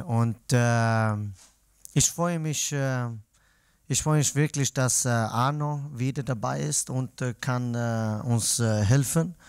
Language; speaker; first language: German; non-native, fluent; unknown